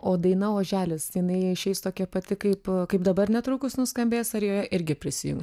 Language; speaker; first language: Lithuanian; native; Lithuanian